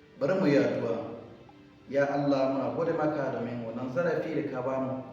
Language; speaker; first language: Hausa; non-native, local second language; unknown